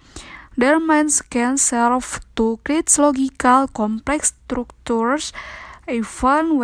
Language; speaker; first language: English; non-native, learner; Indonesian